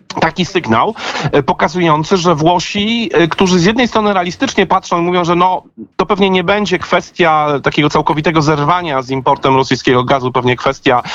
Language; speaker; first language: Polish; native; Polish